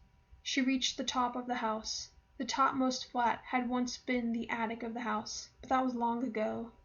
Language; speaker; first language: English; native; English